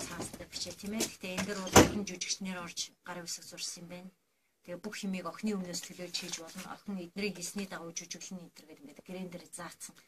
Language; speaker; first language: Mongolian; non-native, local second language; Kazakh